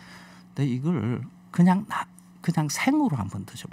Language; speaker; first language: Korean; native; Korean